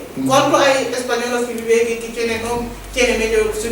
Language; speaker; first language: Spanish; non-native, learner; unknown